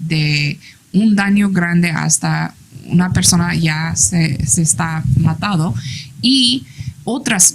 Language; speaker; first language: Spanish; early bilingual, heritage; English